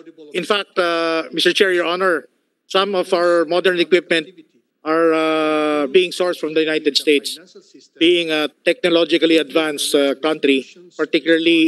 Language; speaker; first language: English; non-native, local second language; Filipino